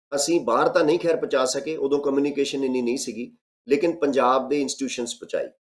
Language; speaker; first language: Punjabi; native; Punjabi